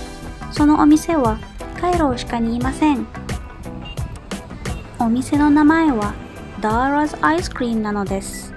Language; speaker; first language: Japanese; non-native, fluent; Arabic